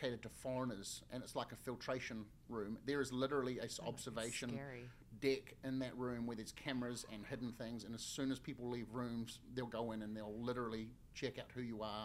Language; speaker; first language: English; native; English